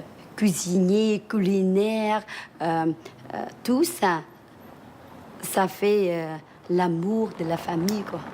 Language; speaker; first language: French; early bilingual, other home language; Vietnamese